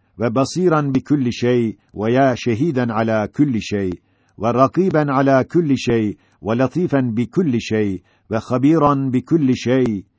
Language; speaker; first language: Arabic; non-native, fluent; Turkish